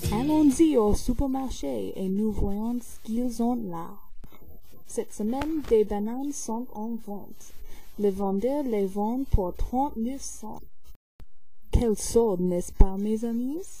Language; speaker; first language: French; non-native, learner; English